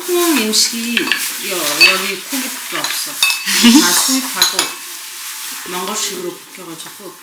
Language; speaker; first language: Korean; non-native, learner; Mongolian